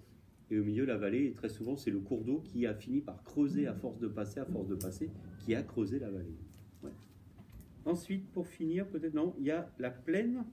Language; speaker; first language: French; native; French